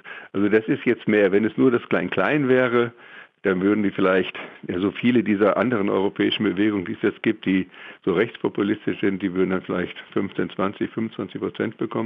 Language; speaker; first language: German; native; German